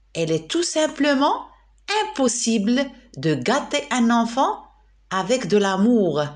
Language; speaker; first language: French; non-native, local second language; Arabic